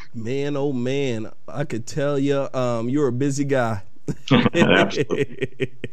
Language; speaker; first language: English; early bilingual, other home language; Akan